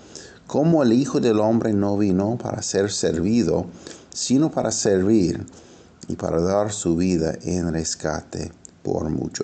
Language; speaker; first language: Spanish; non-native, fluent; English